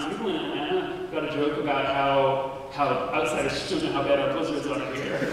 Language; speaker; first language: English; native; English